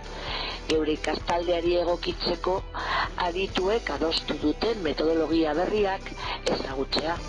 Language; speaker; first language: Basque; native; Basque